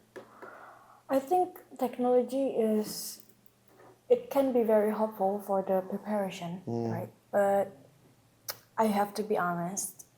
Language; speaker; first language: English; non-native, local second language; Indonesian